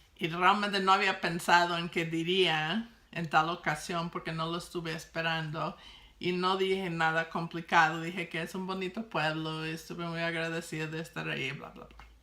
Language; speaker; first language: Spanish; non-native, fluent; English